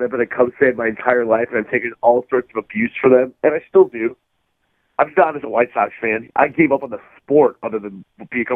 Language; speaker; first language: English; native; English